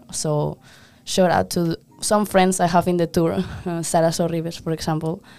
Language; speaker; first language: English; non-native, fluent; Spanish